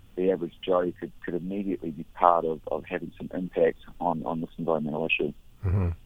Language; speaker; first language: English; native; English